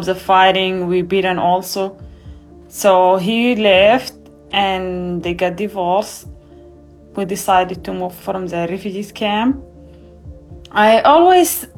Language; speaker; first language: English; non-native, fluent; Arabic